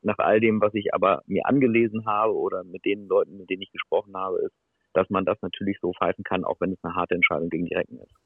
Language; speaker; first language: German; native; German